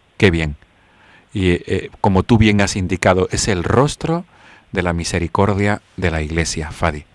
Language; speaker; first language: Spanish; native; Spanish